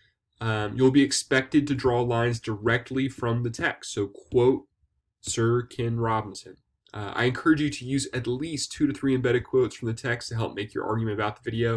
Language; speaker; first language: English; native; English